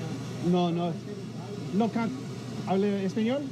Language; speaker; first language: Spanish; non-native, learner; English